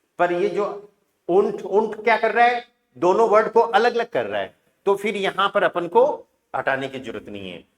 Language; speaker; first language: Hindi; native; Hindi